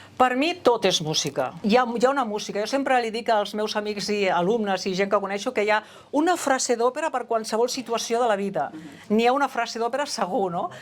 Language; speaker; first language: Catalan; non-native, local second language; Spanish